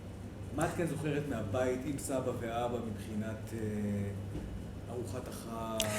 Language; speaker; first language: Hebrew; native; Hebrew